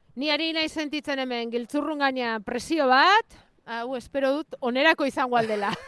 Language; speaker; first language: Basque; native; Basque